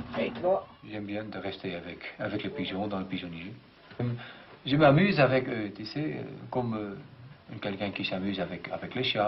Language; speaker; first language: French; non-native, fluent; Dutch